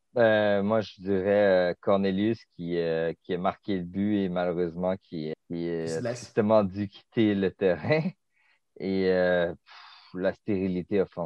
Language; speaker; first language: French; native; French